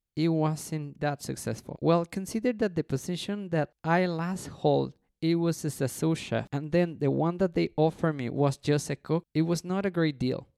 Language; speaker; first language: English; non-native, fluent; Spanish